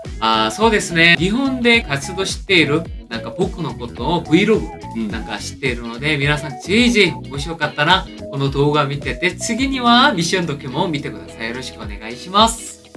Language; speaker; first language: Japanese; non-native, fluent; Korean